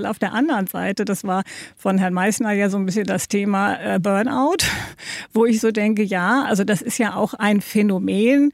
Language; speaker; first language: German; native; German